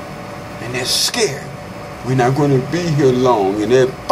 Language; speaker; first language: English; native; English